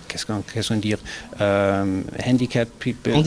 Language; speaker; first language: French; non-native, learner; German